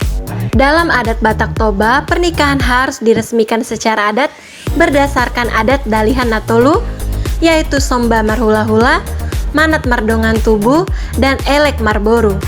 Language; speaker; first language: Indonesian; native; Indonesian